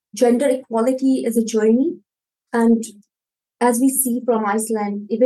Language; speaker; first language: English; non-native, local second language; Hindi